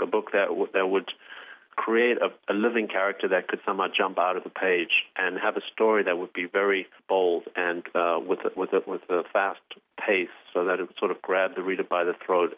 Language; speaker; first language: English; native; English